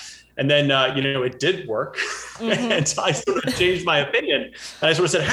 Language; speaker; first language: English; native; English